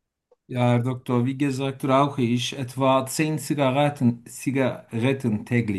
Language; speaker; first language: German; non-native, learner; Turkish